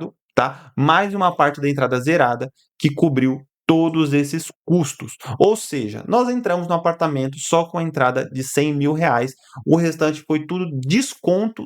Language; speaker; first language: Portuguese; native; Portuguese